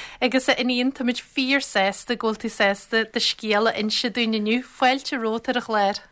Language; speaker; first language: Irish; native; Irish